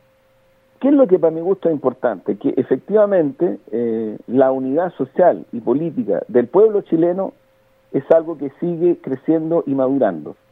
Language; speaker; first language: Spanish; native; Spanish